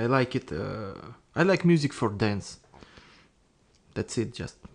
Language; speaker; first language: English; non-native, learner; Russian